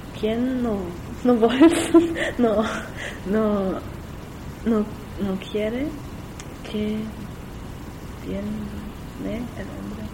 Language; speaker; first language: Spanish; non-native, learner; German